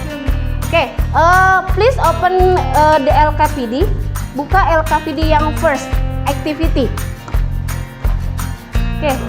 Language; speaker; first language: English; non-native, fluent; Indonesian